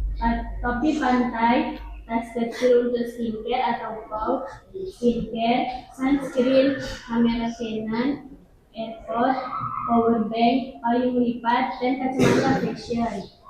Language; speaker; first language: Indonesian; native; Indonesian